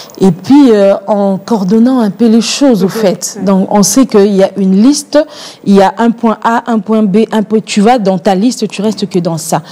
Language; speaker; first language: French; non-native, local second language; Lingala